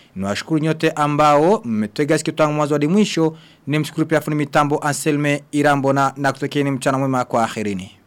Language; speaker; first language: Swahili; non-native, local second language; Rundi